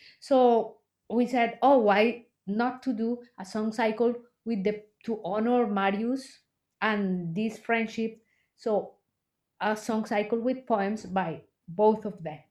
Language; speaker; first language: English; non-native, fluent; Spanish